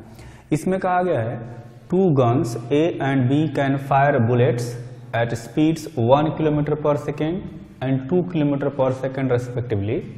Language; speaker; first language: Hindi; native; Hindi